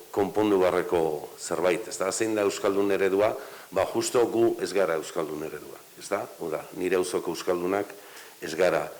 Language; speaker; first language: Basque; native; Basque